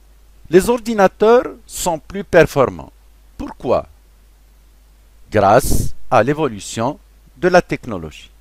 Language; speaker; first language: French; non-native, local second language; Arabic